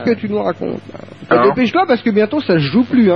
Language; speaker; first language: French; native; French